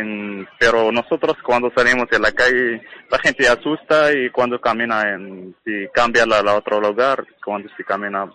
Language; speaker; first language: Spanish; non-native, learner; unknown